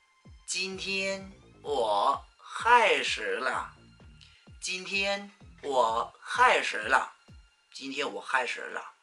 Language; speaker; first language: Chinese; non-native, fluent; Vietnamese